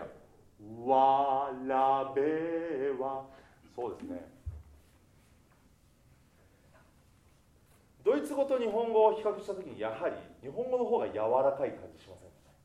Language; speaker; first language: Japanese; native; Japanese